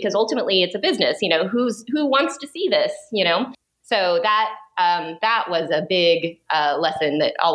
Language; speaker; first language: English; native; English